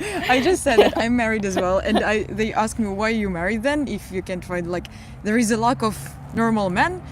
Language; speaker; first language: English; non-native, fluent; Russian